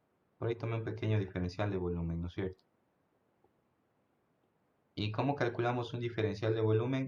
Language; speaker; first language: Spanish; native; Spanish